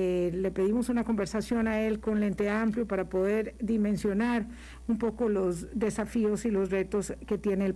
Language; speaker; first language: Spanish; native; Spanish